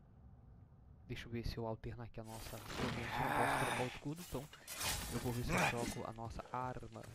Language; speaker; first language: Portuguese; native; Portuguese